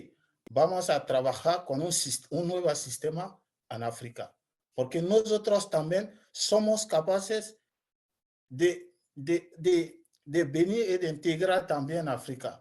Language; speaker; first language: Spanish; non-native, learner; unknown